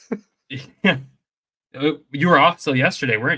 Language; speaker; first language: English; native; English